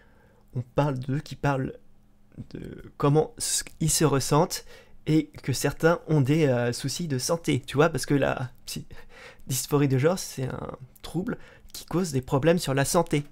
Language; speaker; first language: French; native; French